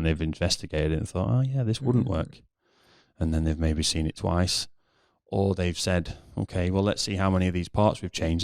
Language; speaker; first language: English; native; English